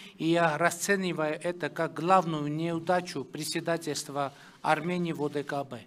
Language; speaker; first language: Russian; non-native, local second language; Armenian